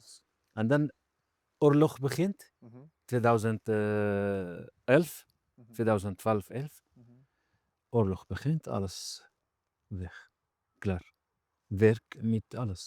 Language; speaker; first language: Dutch; non-native, learner; Arabic